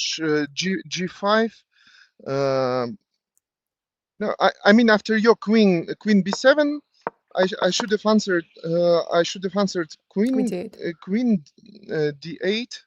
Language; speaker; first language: English; non-native, fluent; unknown